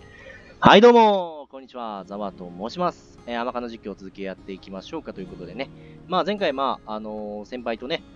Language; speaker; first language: Japanese; native; Japanese